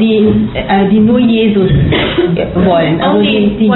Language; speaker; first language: German; non-native, fluent; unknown